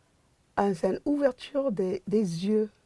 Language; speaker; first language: French; non-native, fluent; English